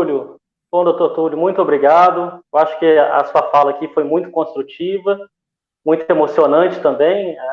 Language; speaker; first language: Portuguese; native; Portuguese